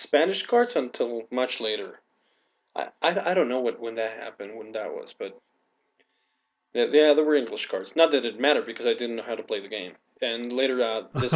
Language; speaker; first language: English; non-native, fluent; Spanish